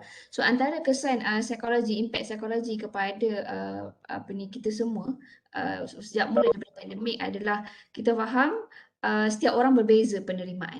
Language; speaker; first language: Malay; native; Malay